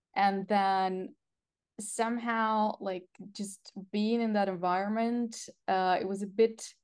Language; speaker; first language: English; non-native, fluent; Russian